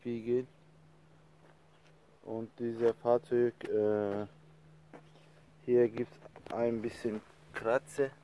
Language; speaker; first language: German; non-native, learner; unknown